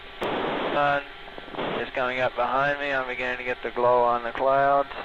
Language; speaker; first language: English; native; English